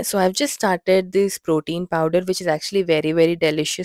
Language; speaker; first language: English; non-native, local second language; Telugu